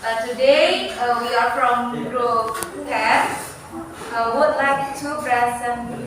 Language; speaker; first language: English; non-native, learner; Indonesian